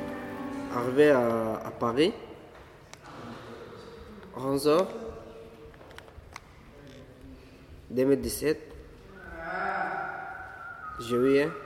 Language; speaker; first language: French; non-native, learner; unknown